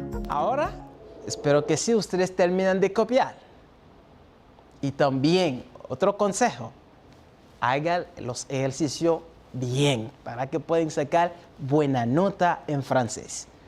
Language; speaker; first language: Spanish; non-native, fluent; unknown